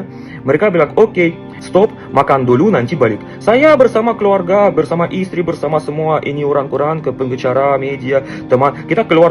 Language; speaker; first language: Indonesian; non-native, fluent; Russian